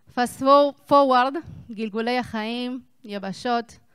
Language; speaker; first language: Hebrew; non-native, fluent; Spanish